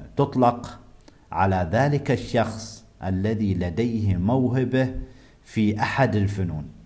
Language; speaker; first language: Arabic; native; Arabic